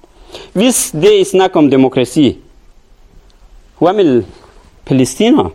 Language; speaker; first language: Danish; non-native, learner; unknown